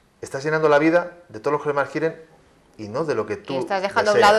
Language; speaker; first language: Spanish; native; Spanish